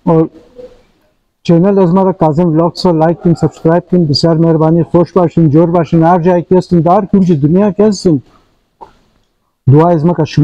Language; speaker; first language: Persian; early bilingual, heritage; Persian